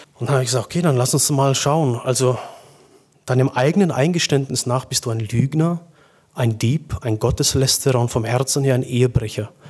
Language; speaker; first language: German; native; German